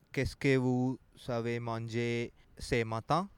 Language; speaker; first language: French; non-native, learner; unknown